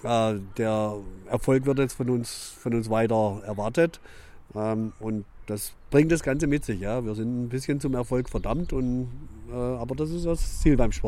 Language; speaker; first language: German; native; German